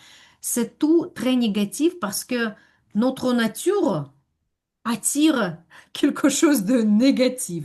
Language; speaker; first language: French; non-native, fluent; Ukrainian